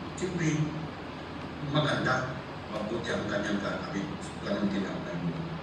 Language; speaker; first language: Filipino; non-native, local second language; Cebuano